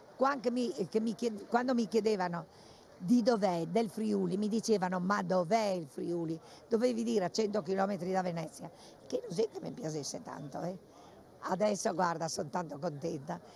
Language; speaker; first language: Italian; native; Italian